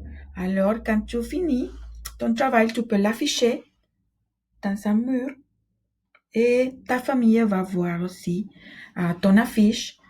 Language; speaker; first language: French; non-native, fluent; Spanish